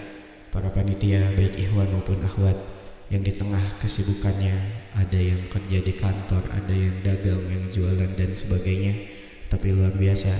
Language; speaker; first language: Indonesian; native; Indonesian